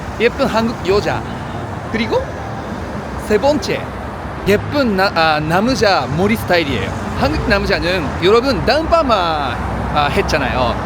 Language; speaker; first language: Korean; non-native, learner; Japanese